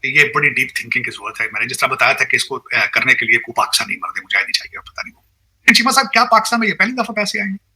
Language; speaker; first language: Urdu; non-native, local second language; Punjabi